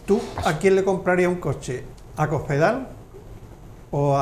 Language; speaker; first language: Spanish; native; Spanish